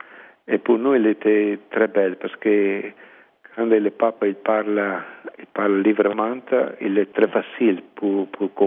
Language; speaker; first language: French; non-native, learner; Italian